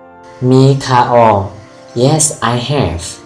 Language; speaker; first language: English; non-native, learner; Shan